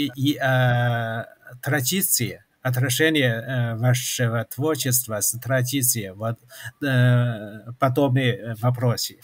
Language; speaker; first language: Russian; non-native, fluent; Chinese